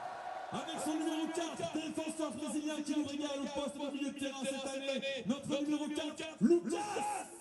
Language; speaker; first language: French; native; French